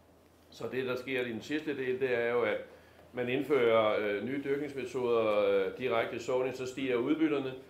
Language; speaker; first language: Danish; native; Danish